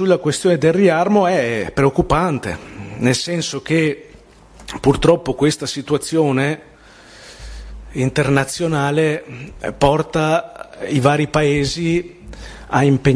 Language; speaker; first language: Italian; native; Italian